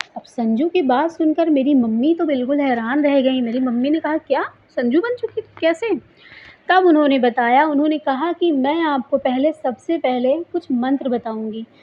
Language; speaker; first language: Hindi; native; Hindi